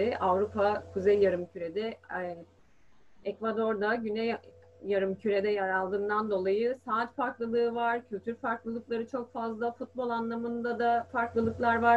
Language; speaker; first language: Turkish; native; Turkish